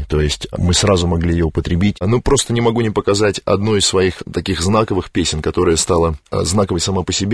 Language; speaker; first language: Russian; native; Russian